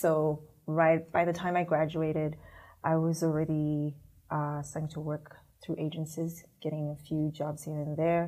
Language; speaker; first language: English; non-native, local second language; Shona